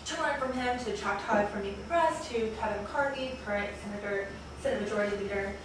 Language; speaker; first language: English; native; English